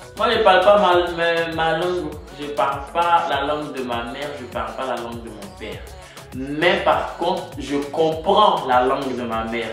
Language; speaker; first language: French; native; French